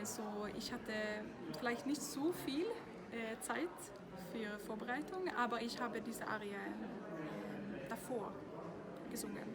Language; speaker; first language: German; non-native, fluent; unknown